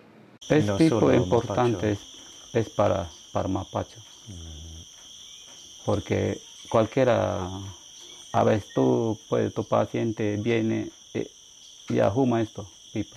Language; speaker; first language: Spanish; non-native, local second language; Shipibo-Conibo